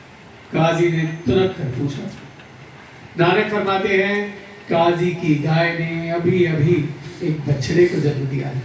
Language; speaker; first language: Hindi; native; Hindi